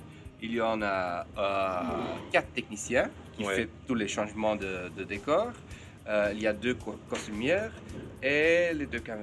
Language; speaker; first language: French; non-native, fluent; Dutch